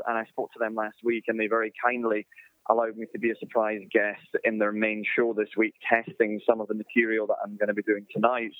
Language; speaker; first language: English; native; English